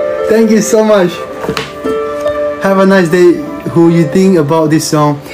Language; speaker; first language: English; non-native, learner; Thai